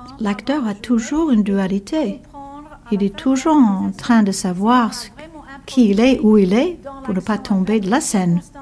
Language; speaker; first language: French; early bilingual, other home language; Italian